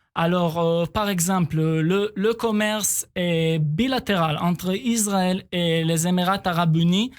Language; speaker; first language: French; non-native, fluent; Hebrew